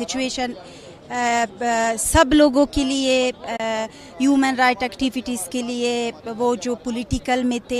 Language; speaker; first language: Hindi; non-native, learner; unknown